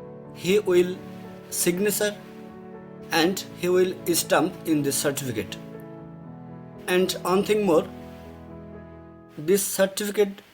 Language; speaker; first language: English; non-native, fluent; Bangla